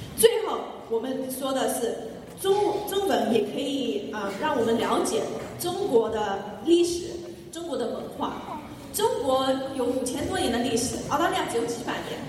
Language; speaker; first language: Chinese; non-native, fluent; English